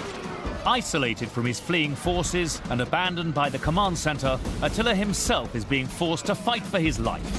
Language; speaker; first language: English; native; English